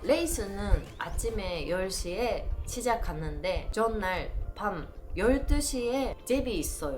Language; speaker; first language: Korean; non-native, learner; Japanese